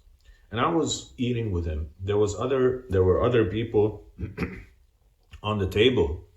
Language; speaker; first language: English; non-native, fluent; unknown